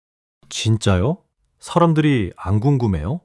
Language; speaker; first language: Korean; non-native, fluent; English